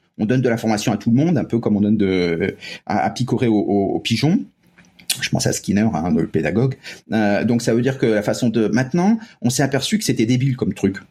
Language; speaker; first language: French; native; French